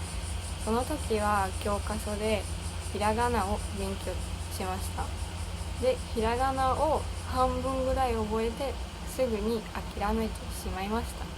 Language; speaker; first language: Japanese; non-native, learner; German